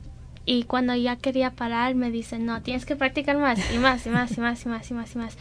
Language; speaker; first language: Spanish; early bilingual, heritage; Spanish